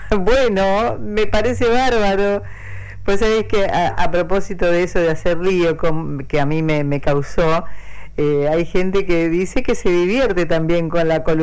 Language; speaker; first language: Spanish; native; Spanish